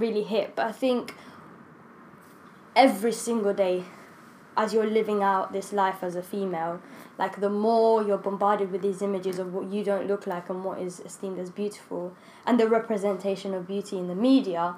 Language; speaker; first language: English; non-native, local second language; Kinyarwanda